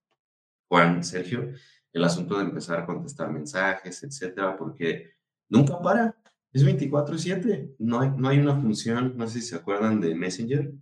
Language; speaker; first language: Spanish; native; Spanish